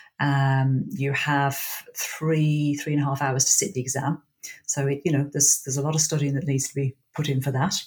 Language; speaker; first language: English; native; English